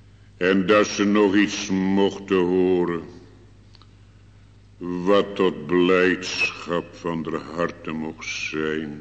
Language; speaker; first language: Dutch; native; Dutch